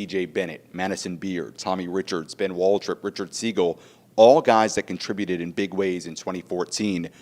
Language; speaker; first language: English; native; English